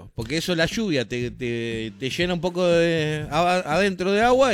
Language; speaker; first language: Spanish; native; Spanish